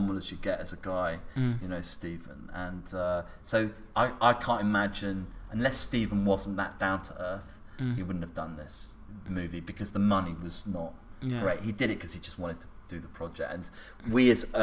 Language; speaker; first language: English; native; English